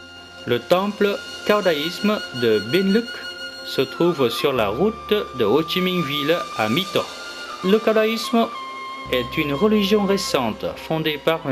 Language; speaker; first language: French; non-native, fluent; Vietnamese